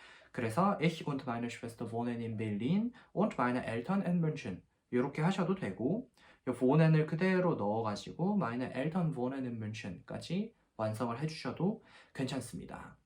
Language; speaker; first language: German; non-native, fluent; Korean